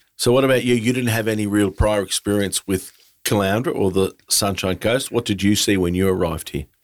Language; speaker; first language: English; native; English